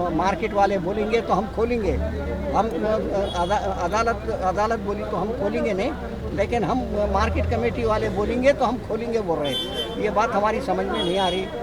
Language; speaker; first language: Hindi; non-native, local second language; Urdu